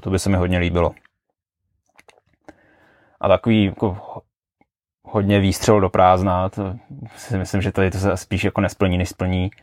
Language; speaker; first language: Czech; native; Czech